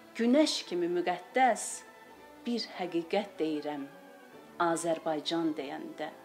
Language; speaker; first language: Azerbaijani; native; Azerbaijani